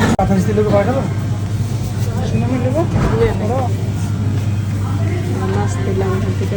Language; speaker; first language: Greek; non-native, learner; Bangla